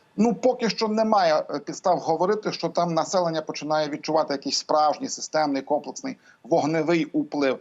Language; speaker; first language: Ukrainian; native; Ukrainian